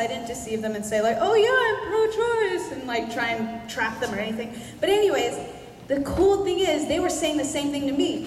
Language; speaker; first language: English; native; English